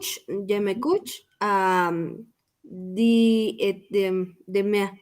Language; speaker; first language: French; non-native, learner; Spanish